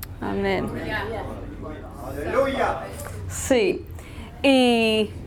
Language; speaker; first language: Spanish; non-native, learner; English